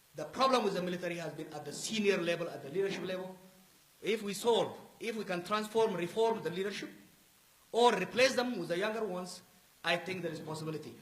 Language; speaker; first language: English; non-native, local second language; Amharic